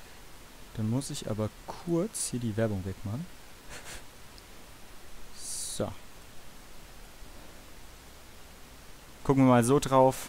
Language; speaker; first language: German; native; German